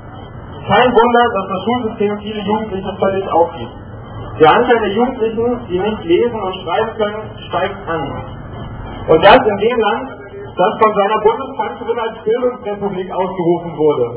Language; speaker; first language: German; native; German